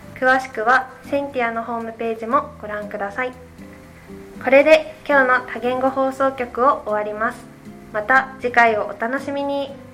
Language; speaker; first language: Japanese; native; Japanese